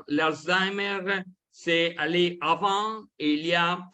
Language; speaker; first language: French; non-native, learner; Italian